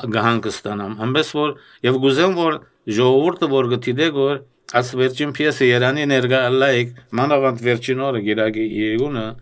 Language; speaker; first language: Armenian; early bilingual, heritage; Armenian